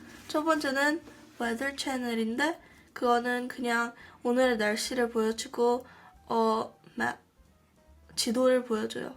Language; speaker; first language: Korean; early bilingual, heritage; Korean